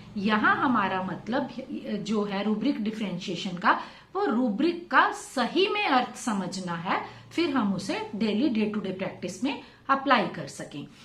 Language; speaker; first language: Hindi; non-native, local second language; Punjabi